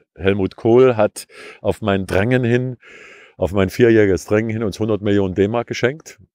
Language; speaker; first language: German; native; German